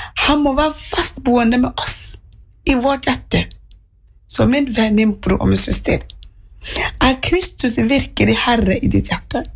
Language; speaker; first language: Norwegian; non-native, fluent; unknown